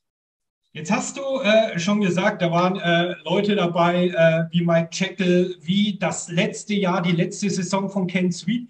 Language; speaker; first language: German; native; German